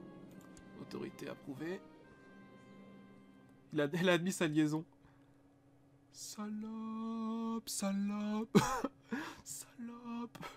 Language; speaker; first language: French; native; French